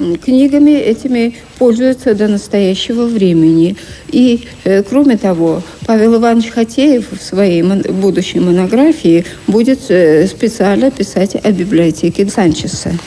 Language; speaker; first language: Russian; native; Russian